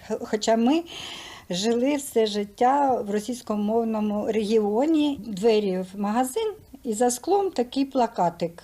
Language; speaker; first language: Ukrainian; non-native, local second language; Russian